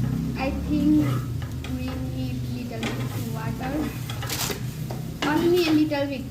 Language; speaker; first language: English; non-native, learner; Nepali